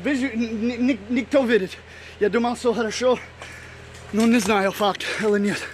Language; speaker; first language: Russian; non-native, learner; English